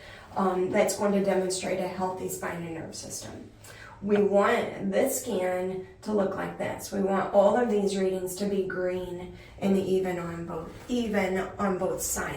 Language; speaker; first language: English; native; English